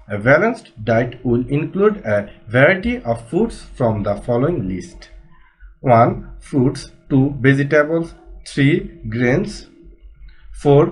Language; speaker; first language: English; non-native, local second language; Bangla